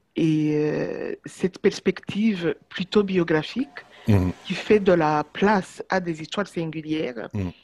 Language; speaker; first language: French; non-native, local second language; Kinyarwanda